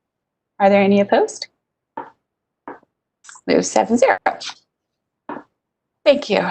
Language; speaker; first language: English; native; English